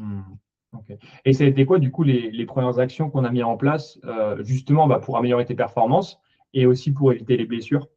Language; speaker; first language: French; native; French